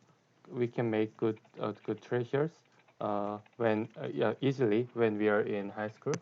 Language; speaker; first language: English; non-native, learner; Korean